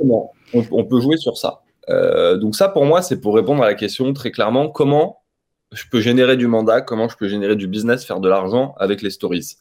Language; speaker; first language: French; native; French